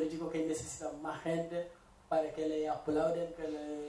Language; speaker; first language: Spanish; non-native, fluent; Wolof